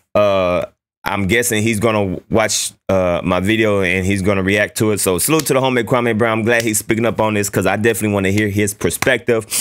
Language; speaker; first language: English; native; English